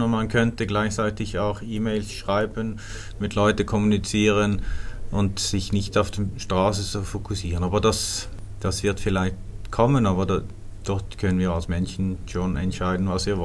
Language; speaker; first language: German; non-native, fluent; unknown